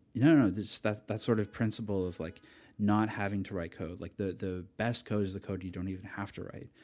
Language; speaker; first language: English; native; English